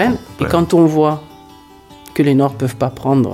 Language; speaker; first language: French; early bilingual, other home language; Hungarian